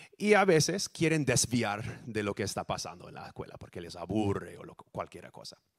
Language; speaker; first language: Spanish; non-native, fluent; English